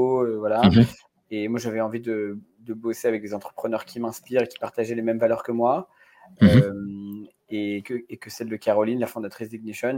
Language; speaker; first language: French; native; French